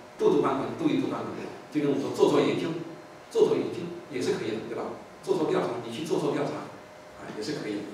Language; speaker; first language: Chinese; native; Chinese